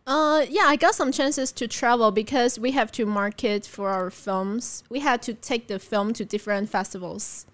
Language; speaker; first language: English; non-native, fluent; Chinese